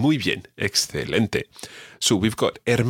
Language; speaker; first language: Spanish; non-native, fluent; English